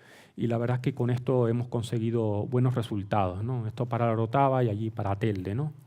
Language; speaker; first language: Spanish; native; Spanish